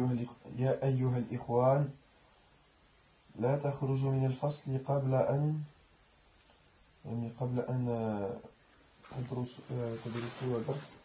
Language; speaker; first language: Arabic; non-native, learner; French